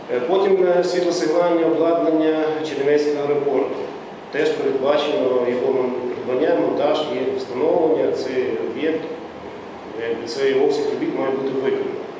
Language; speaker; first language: Ukrainian; native; Ukrainian